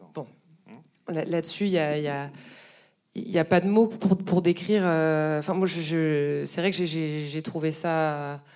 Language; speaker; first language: French; native; French